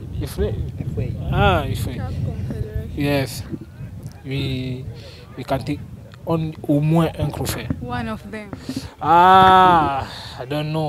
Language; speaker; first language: English; non-native, learner; French